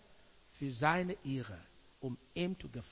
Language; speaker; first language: German; non-native, learner; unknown